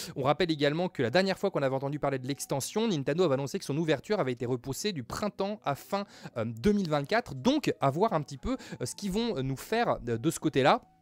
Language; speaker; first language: French; native; French